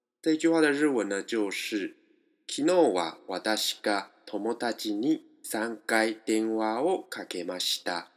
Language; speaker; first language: Japanese; non-native, fluent; Chinese